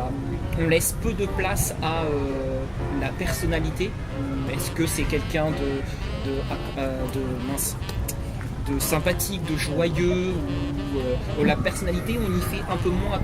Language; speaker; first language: French; native; French